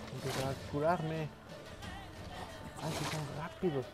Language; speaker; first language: Spanish; early bilingual, heritage; Spanish